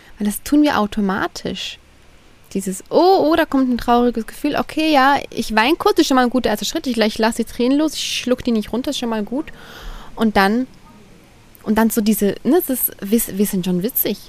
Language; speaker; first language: German; native; German